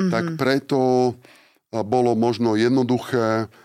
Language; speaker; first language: Slovak; non-native, fluent; Italian